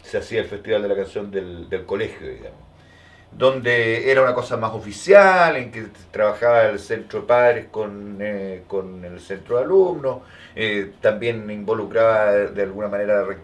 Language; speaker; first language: Spanish; native; Spanish